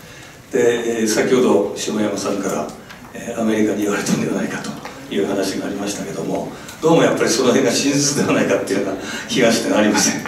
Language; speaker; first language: Japanese; native; Japanese